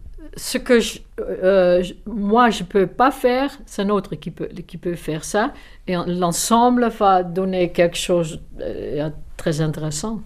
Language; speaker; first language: French; non-native, fluent; Dutch